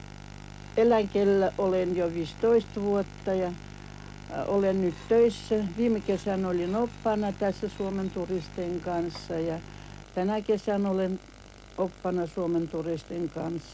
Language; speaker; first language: Finnish; early bilingual, heritage; Finnish